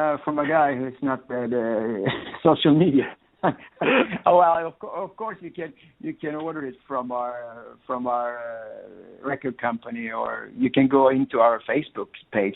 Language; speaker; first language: English; non-native, fluent; Swedish